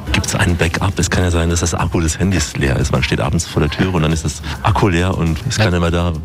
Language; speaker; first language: German; native; German